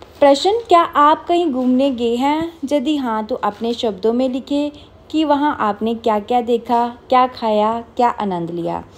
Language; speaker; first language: Hindi; non-native, local second language; Punjabi